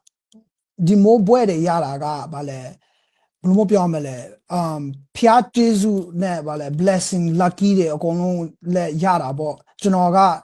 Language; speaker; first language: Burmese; non-native, learner; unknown